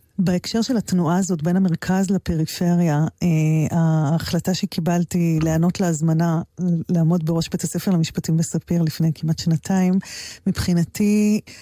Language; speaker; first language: Hebrew; native; Hebrew